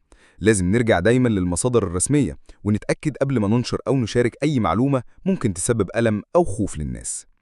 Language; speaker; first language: Arabic; native; Arabic